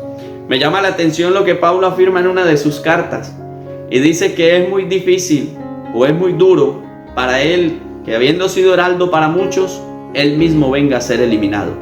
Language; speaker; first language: Spanish; native; Spanish